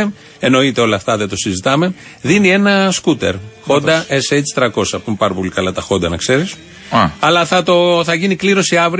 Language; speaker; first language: Greek; native; Greek